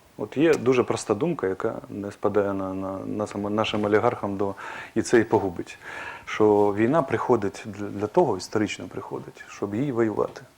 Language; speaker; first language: Ukrainian; non-native, local second language; Russian